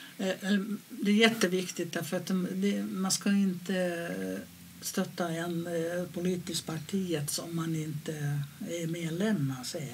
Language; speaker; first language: Swedish; non-native, fluent; Finnish